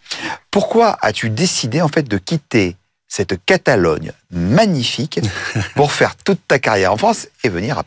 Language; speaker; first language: French; native; French